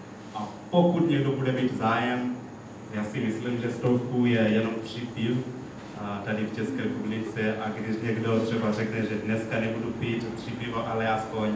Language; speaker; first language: Czech; non-native, learner; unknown